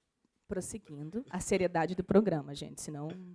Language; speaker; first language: Portuguese; native; Portuguese